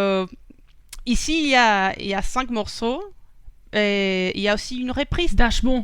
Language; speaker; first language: French; non-native, fluent; Spanish